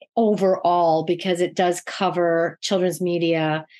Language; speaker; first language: English; native; English